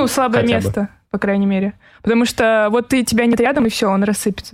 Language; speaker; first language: Russian; native; Russian